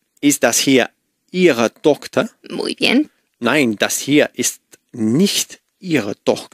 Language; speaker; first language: German; non-native, learner; Spanish